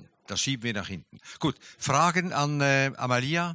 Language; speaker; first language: German; native; German